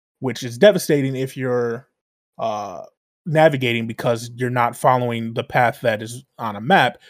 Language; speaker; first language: English; native; English